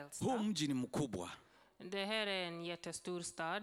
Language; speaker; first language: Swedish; non-native, learner; Swahili